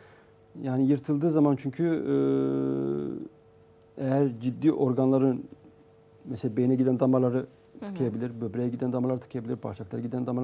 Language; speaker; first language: Turkish; native; Turkish